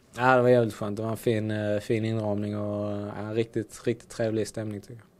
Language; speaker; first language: Swedish; native; Swedish